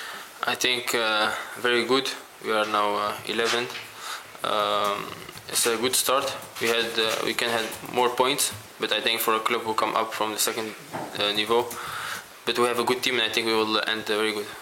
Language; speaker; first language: English; non-native, fluent; Dutch